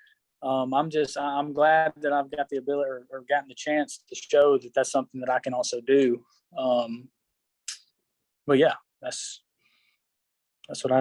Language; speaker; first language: English; native; English